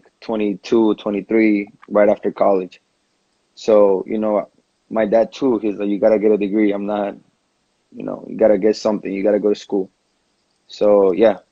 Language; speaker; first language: English; non-native, fluent; Spanish